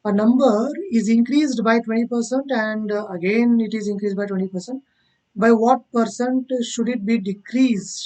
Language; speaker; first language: English; non-native, local second language; Kannada